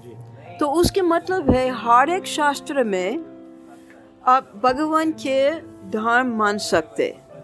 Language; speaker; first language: Hindi; non-native, fluent; English